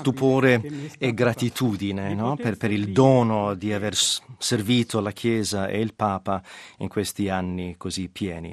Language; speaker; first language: Italian; non-native, fluent; English